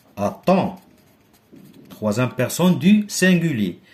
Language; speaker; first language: French; non-native, local second language; Arabic